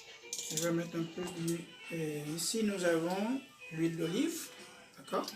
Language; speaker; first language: French; non-native, local second language; Haitian Creole